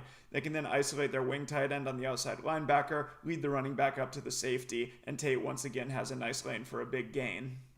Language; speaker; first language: English; native; English